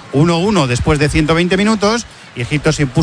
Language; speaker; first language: Spanish; native; Spanish